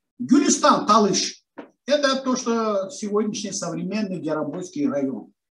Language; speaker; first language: Russian; non-native, local second language; Azerbaijani